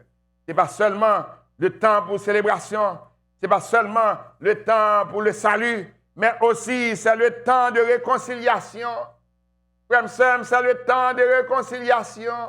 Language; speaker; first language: French; non-native, local second language; Haitian Creole